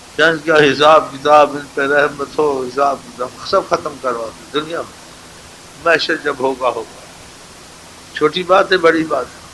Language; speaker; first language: Urdu; non-native, local second language; Saraiki